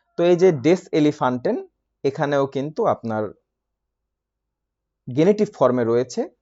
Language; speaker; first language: Bangla; native; Bangla